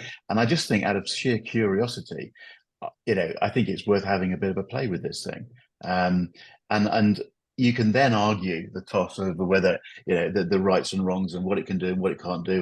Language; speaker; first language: English; native; English